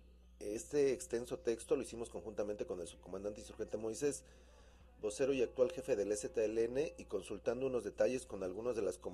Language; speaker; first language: Spanish; native; Spanish